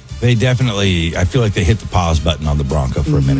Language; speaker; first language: English; native; English